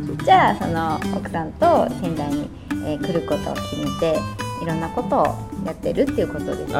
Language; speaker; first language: Japanese; native; Japanese